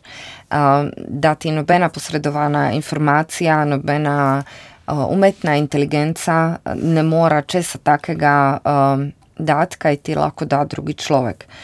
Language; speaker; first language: Slovenian; non-native, fluent; Slovak